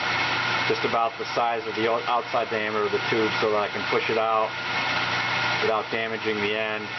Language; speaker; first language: English; native; English